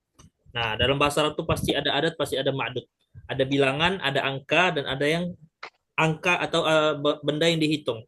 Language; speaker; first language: Indonesian; native; Indonesian